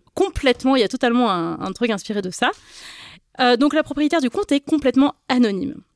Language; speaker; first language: French; native; French